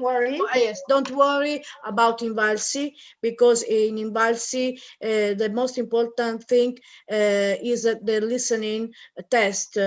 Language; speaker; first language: English; non-native, learner; Italian